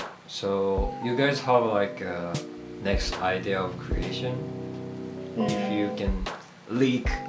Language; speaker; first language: English; non-native, fluent; Japanese